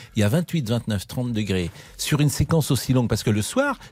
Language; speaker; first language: French; native; French